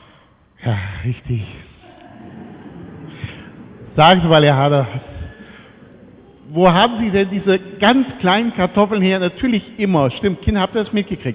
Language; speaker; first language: German; native; German